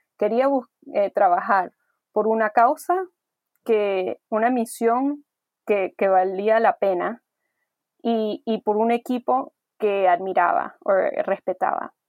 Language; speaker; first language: Spanish; early bilingual, heritage; Spanish